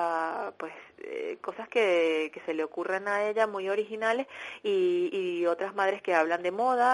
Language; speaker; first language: Spanish; native; Spanish